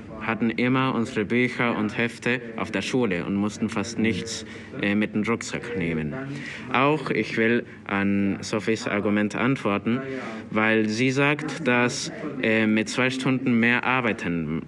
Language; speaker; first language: German; non-native, learner; Spanish